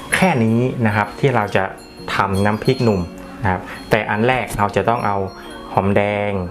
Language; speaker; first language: Thai; non-native, local second language; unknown